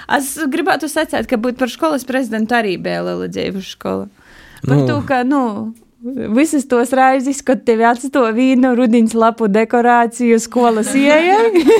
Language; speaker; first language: Latvian; native; Latvian